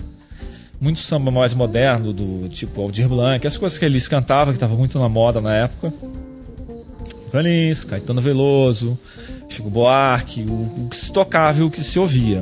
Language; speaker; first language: Portuguese; native; Portuguese